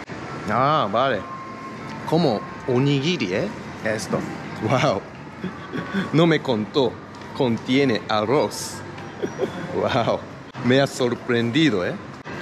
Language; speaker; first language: Spanish; non-native, fluent; Japanese